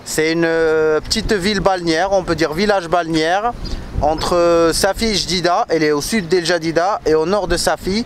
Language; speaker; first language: French; native; French